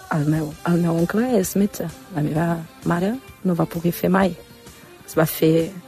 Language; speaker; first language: Catalan; non-native, fluent; German